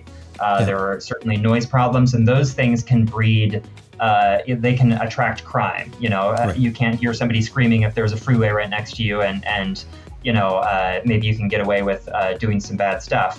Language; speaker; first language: English; native; English